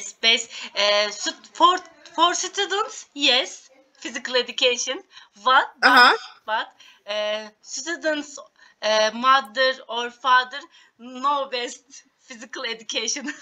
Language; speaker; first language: English; non-native, learner; Turkish